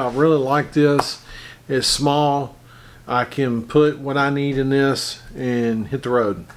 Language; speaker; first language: English; native; English